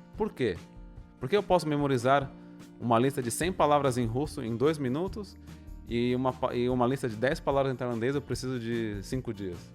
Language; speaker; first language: Portuguese; native; Portuguese